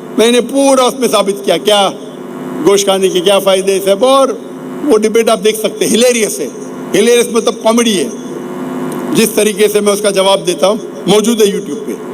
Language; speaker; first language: Urdu; non-native, local second language; Konkani